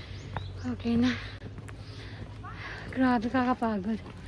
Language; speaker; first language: Japanese; non-native, learner; Filipino